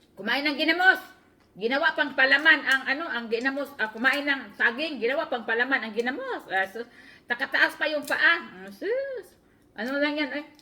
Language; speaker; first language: Filipino; non-native, local second language; Cebuano